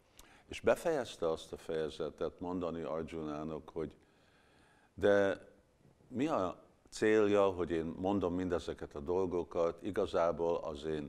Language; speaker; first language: Hungarian; early bilingual, heritage; Hungarian